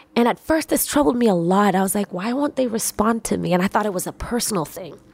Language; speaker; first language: English; non-native, local second language; Swahili